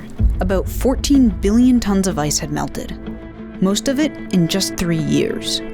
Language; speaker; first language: English; native; English